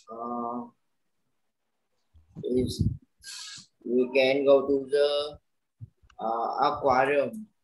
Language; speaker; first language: English; non-native, learner; Vietnamese